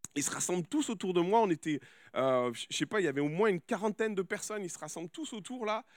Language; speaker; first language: French; native; French